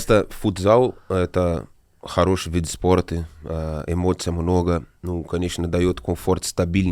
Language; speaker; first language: Russian; non-native, learner; Portuguese